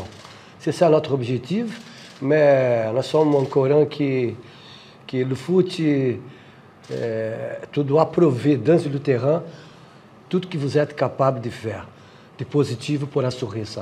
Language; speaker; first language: French; non-native, fluent; Portuguese